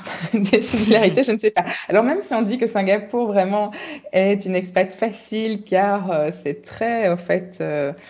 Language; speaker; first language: French; native; French